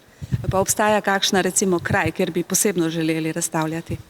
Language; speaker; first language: Slovenian; native; Slovenian